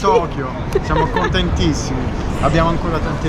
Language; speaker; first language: Italian; native; Italian